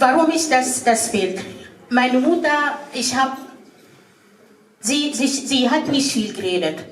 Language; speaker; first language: German; non-native, fluent; Arabic